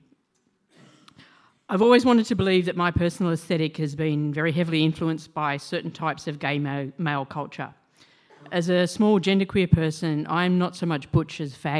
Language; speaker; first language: English; native; English